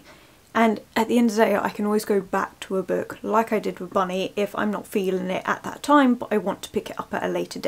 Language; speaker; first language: English; native; English